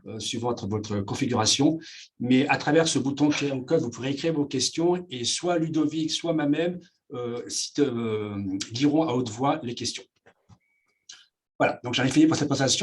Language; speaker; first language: French; native; French